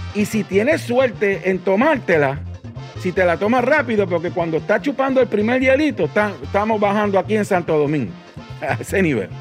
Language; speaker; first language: Spanish; native; Spanish